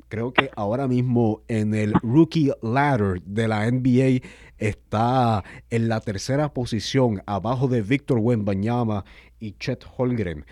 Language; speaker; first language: Spanish; native; Spanish